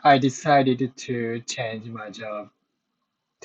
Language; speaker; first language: English; non-native, learner; Japanese